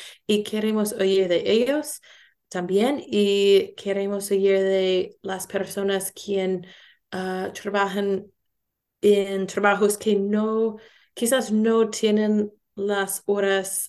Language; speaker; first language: Spanish; non-native, learner; English